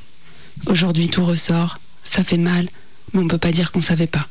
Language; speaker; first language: French; native; French